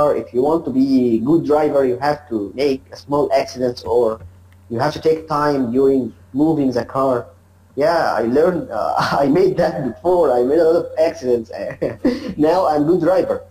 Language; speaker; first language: English; non-native, learner; Arabic